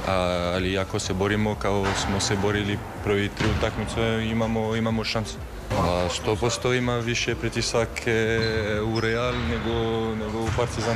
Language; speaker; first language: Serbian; non-native, fluent; French